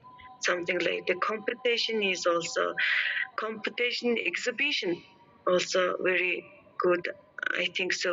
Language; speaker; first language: English; non-native, learner; Mongolian